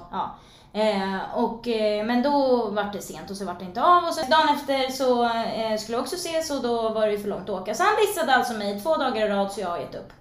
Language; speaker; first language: Swedish; native; Swedish